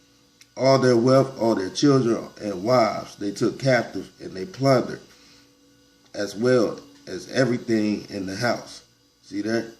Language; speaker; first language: English; native; English